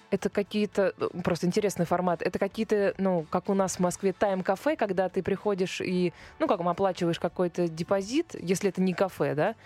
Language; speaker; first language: Russian; native; Russian